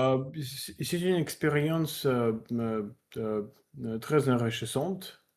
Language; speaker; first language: French; non-native, learner; Russian